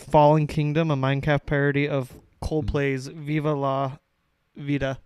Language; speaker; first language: English; native; English